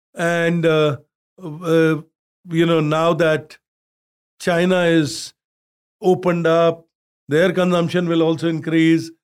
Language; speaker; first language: English; non-native, local second language; Hindi